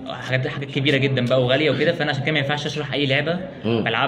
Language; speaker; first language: Arabic; native; Arabic